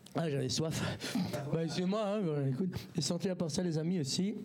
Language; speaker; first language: English; non-native, learner; French